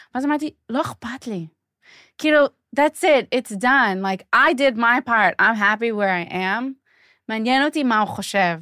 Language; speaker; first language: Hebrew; non-native, fluent; English